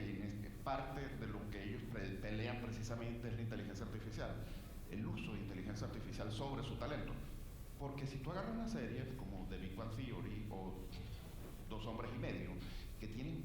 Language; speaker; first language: Spanish; native; Spanish